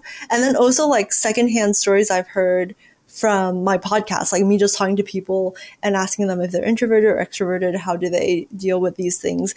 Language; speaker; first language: English; native; English